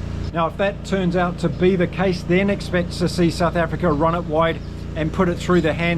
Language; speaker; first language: English; native; English